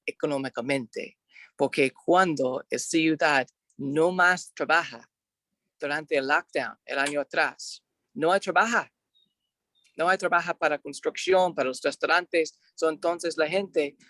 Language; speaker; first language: Spanish; non-native, learner; English